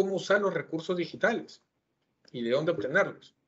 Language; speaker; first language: Spanish; native; Spanish